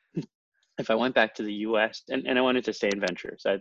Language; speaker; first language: English; native; English